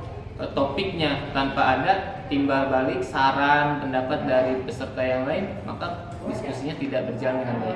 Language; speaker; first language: Indonesian; native; Indonesian